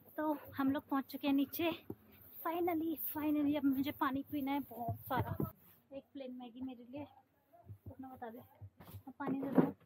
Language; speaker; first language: Hindi; native; Hindi